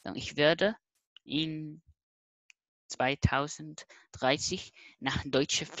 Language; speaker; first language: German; non-native, learner; Portuguese